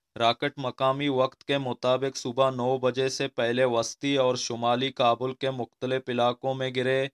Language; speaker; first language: Urdu; non-native, local second language; Baluchi